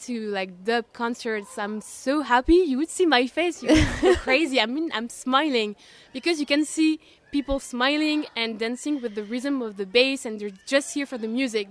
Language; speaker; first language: English; non-native, fluent; French